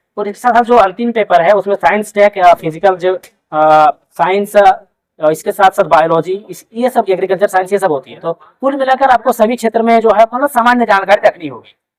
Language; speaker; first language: Hindi; non-native, local second language; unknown